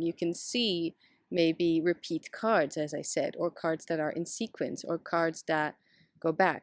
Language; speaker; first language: English; non-native, fluent; Dutch